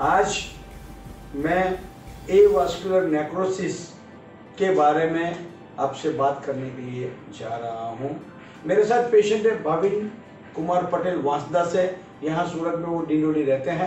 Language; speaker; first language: Hindi; non-native, local second language; Gujarati